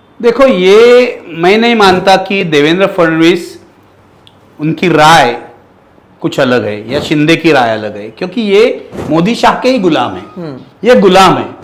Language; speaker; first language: Hindi; non-native, local second language; Marathi